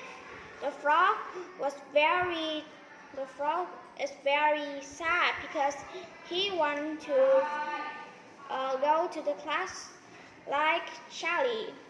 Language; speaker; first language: English; non-native, learner; Vietnamese